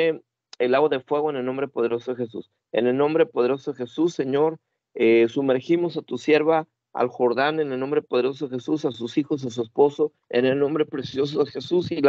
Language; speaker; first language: Spanish; native; Spanish